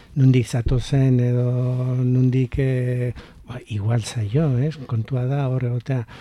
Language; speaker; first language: Basque; non-native, local second language; Spanish